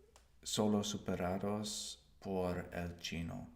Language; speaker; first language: Spanish; non-native, learner; English